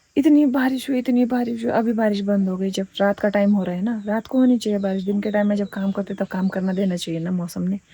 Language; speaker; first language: Hindi; non-native, local second language; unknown